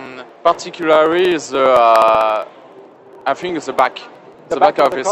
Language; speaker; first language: English; non-native, learner; French